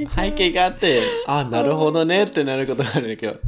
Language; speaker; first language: Japanese; non-native, fluent; English